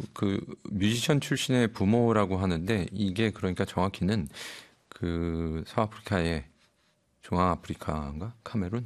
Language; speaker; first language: Korean; native; Korean